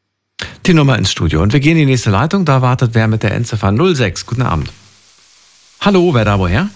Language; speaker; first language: German; native; German